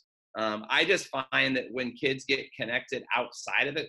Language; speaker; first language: English; native; English